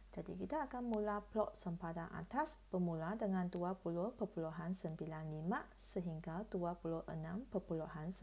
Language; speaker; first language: Malay; non-native, local second language; Chinese